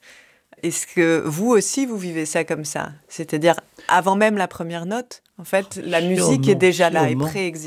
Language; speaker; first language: French; native; French